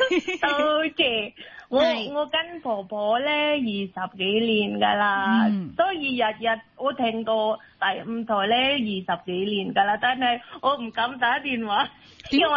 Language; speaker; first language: Cantonese; non-native, learner; Indonesian